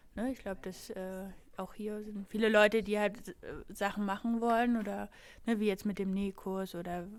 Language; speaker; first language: German; native; German